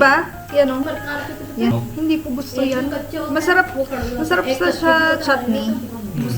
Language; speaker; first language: Filipino; native; Filipino